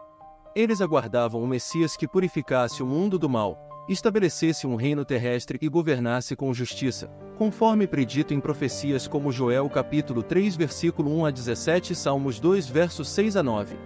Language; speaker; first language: Portuguese; native; Portuguese